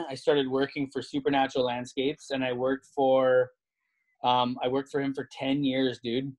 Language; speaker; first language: English; native; English